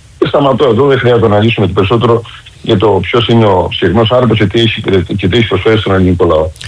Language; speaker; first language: Greek; native; Greek